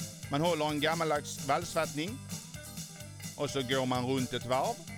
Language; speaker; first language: Swedish; native; Swedish